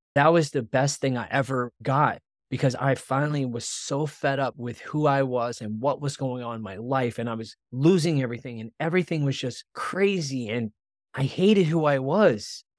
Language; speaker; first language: English; native; English